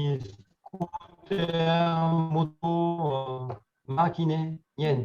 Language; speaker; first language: Italian; non-native, learner; French